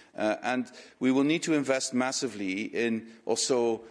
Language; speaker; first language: English; non-native, fluent; Dutch